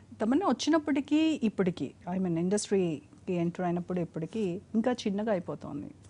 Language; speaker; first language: Telugu; native; Telugu